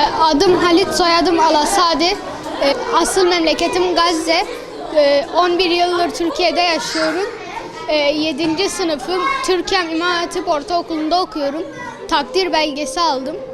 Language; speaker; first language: Turkish; early bilingual, other home language; Arabic